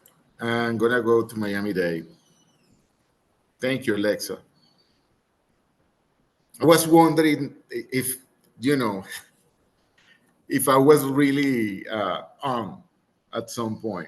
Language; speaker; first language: English; non-native, fluent; Spanish